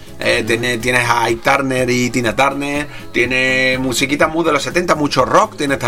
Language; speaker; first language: Spanish; native; Spanish